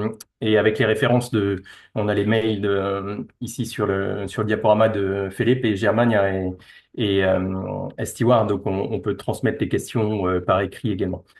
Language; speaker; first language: French; native; French